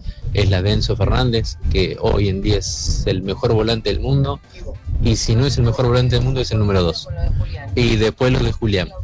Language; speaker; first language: Spanish; native; Spanish